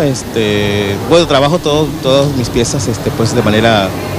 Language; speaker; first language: Spanish; native; Spanish